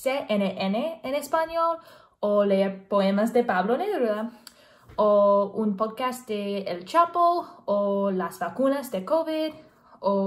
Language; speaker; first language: Spanish; non-native, learner; English